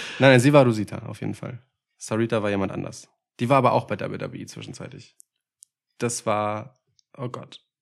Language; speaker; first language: German; early bilingual, other home language; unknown